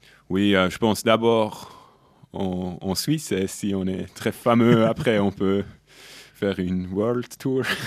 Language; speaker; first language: French; non-native, local second language; German